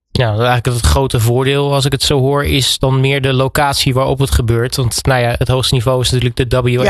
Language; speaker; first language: Dutch; native; Dutch